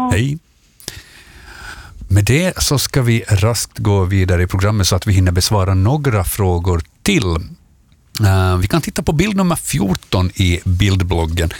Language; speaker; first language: Swedish; native; Swedish